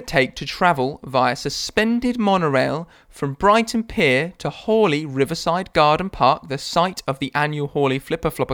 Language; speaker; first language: English; native; English